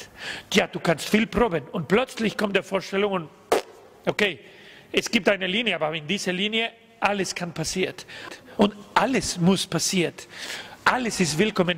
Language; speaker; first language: German; non-native, learner; Spanish